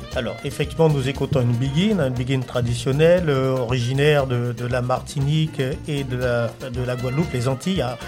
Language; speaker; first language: French; native; French